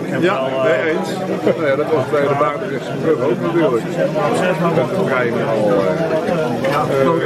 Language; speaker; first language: Dutch; native; Dutch